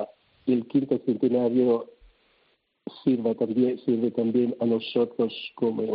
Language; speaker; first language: Spanish; non-native, fluent; Cebuano